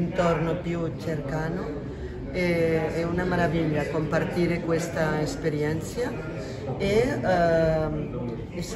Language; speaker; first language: Italian; non-native, learner; Catalan